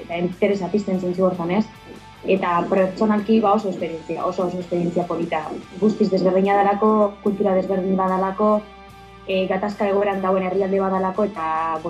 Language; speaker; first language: Basque; native; Basque